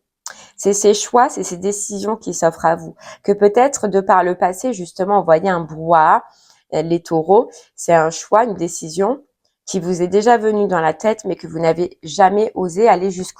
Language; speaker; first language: French; native; French